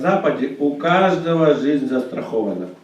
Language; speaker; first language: Russian; native; Russian